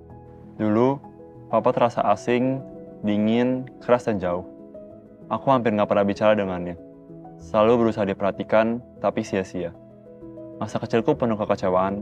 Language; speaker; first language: Indonesian; native; Indonesian